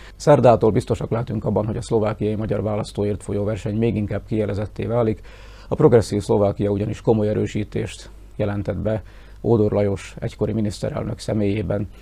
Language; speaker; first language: Hungarian; native; Hungarian